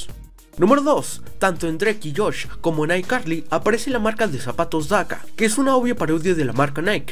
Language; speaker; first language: Spanish; native; Spanish